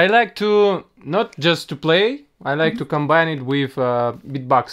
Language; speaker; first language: English; non-native, learner; Russian